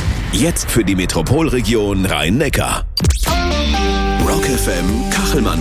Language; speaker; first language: German; native; German